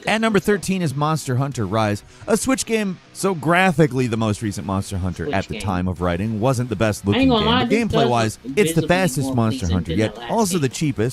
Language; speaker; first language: English; native; English